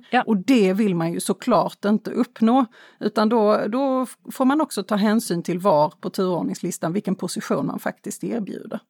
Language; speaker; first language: Swedish; native; Swedish